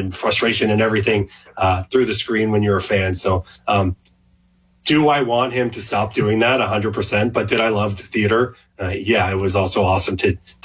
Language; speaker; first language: English; native; English